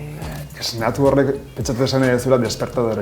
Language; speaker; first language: Basque; native; Basque